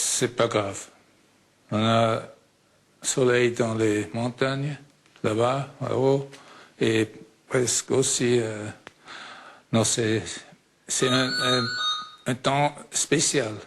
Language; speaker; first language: French; non-native, local second language; Swiss German